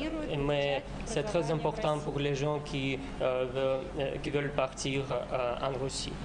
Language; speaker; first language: French; non-native, fluent; Russian